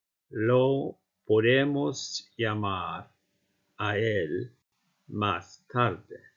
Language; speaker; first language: Spanish; non-native, fluent; Icelandic